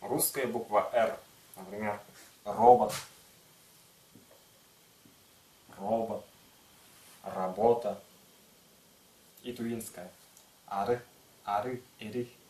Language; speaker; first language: Russian; non-native, local second language; Tuvinian